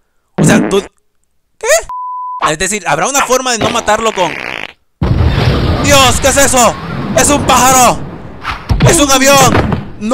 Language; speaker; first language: Spanish; native; Spanish